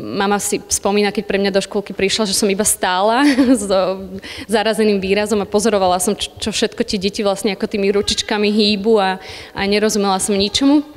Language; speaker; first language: Slovak; native; Slovak